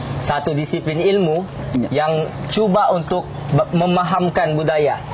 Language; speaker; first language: Malay; native; Malay